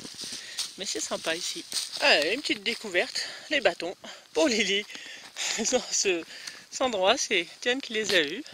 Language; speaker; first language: French; native; French